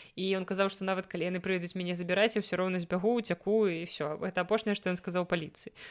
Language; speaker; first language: Belarusian; non-native, local second language; Russian